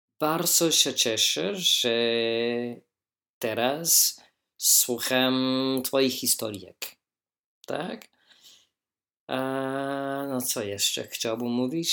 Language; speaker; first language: Polish; non-native, learner; English